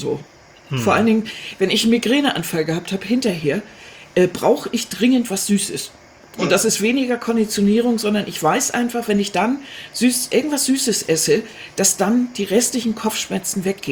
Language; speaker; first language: German; native; German